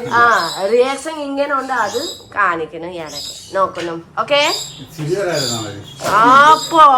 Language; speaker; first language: Malayalam; non-native, learner; Nepali